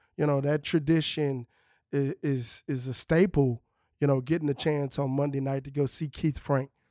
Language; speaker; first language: English; native; English